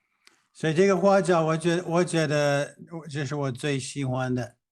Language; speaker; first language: Chinese; non-native, fluent; English